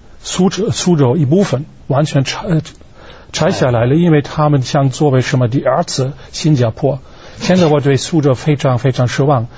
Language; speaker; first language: Chinese; non-native, fluent; German